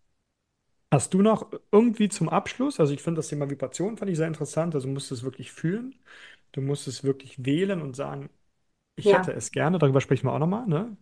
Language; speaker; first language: German; native; German